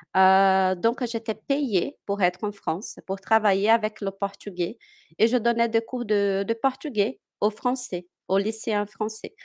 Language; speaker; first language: French; non-native, fluent; Portuguese